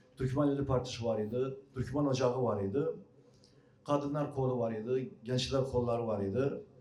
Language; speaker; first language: Turkish; early bilingual, heritage; Arabic